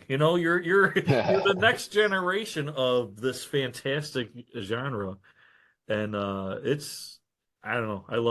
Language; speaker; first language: English; native; English